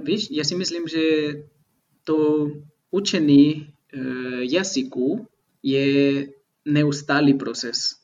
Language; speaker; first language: Czech; non-native, fluent; Spanish